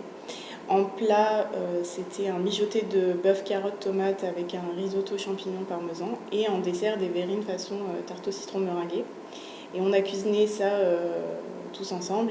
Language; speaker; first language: French; native; French